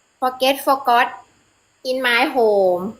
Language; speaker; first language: English; non-native, learner; Thai